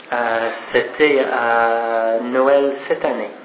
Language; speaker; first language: French; non-native, fluent; English